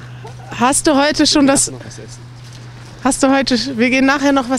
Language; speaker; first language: German; native; German